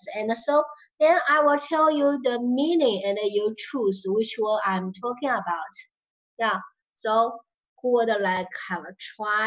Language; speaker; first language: English; non-native, fluent; Chinese